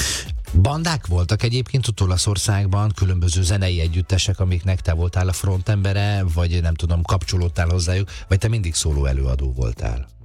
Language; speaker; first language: Hungarian; native; Hungarian